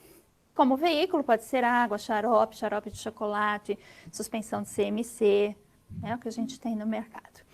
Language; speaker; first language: Portuguese; native; Portuguese